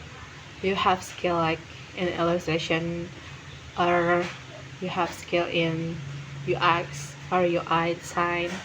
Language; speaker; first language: English; non-native, learner; Indonesian